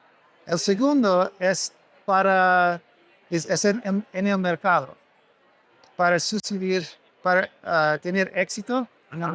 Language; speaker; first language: Spanish; non-native, learner; English